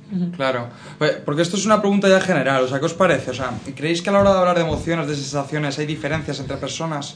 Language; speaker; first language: Spanish; native; Spanish